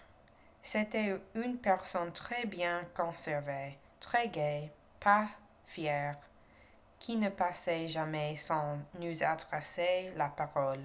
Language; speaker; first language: French; non-native, learner; English